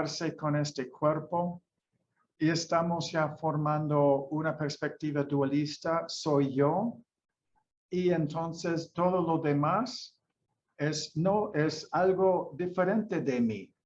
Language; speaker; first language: Spanish; non-native, fluent; English